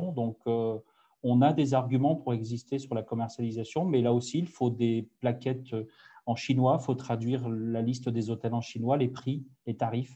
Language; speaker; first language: French; native; French